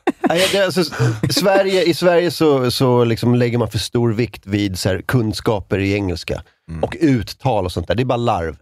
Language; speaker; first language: Swedish; native; Swedish